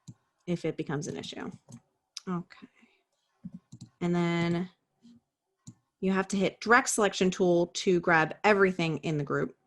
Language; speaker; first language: English; native; English